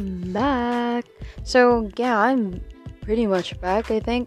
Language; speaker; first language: English; non-native, local second language; Filipino